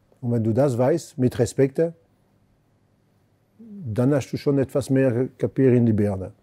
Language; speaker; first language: German; non-native, fluent; French